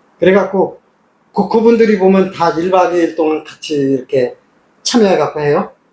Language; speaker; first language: Korean; native; Korean